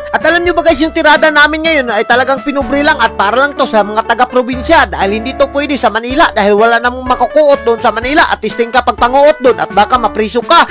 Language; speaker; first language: Filipino; non-native, local second language; Cebuano